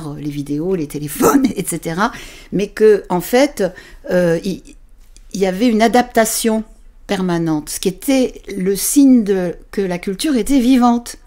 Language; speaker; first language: French; native; French